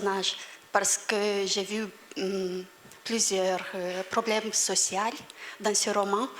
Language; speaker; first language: French; non-native, fluent; Romanian